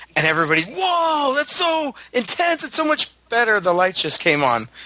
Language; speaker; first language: English; native; English